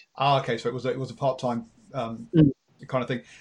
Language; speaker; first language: English; native; English